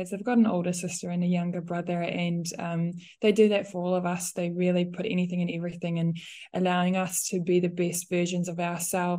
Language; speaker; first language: English; non-native, local second language; Afrikaans